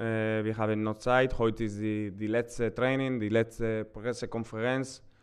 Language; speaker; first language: German; non-native, learner; Spanish